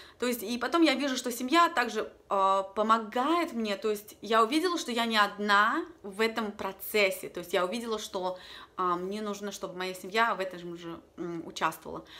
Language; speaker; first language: Russian; native; Russian